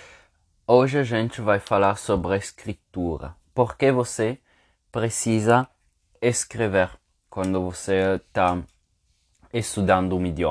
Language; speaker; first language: Portuguese; non-native, fluent; Spanish